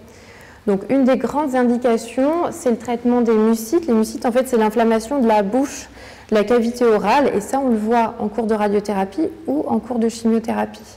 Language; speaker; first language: French; native; French